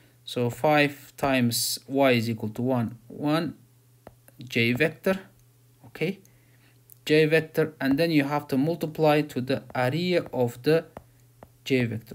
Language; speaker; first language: English; non-native, fluent; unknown